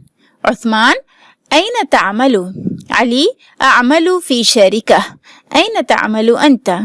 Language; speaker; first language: Arabic; non-native, fluent; Urdu